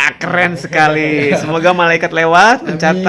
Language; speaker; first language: Indonesian; native; Indonesian